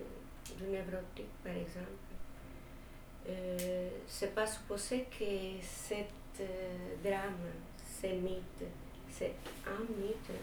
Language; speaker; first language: French; non-native, fluent; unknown